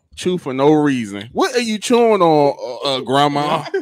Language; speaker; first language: English; native; English